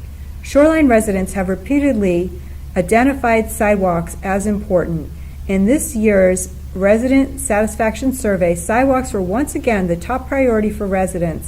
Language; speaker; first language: English; native; English